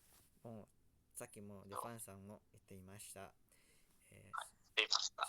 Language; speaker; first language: Japanese; non-native, learner; Indonesian